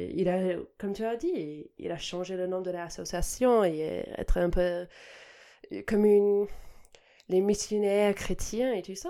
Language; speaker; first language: French; non-native, fluent; English